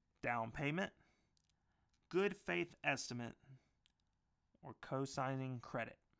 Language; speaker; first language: English; native; English